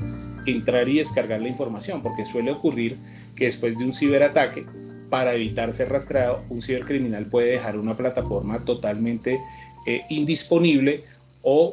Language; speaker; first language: Spanish; native; Spanish